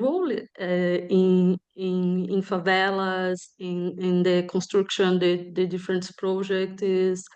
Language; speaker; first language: English; non-native, learner; Portuguese